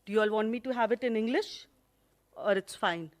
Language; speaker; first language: English; non-native, local second language; Hindi